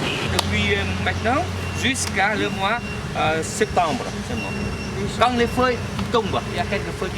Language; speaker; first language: French; non-native, fluent; Vietnamese